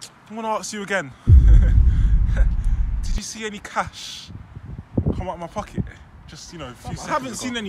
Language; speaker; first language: English; native; English